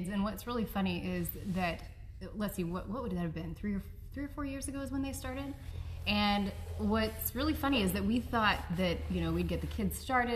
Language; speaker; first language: English; native; English